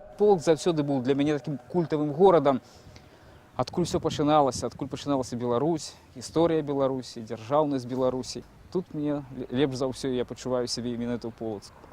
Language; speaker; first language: Belarusian; non-native, local second language; Russian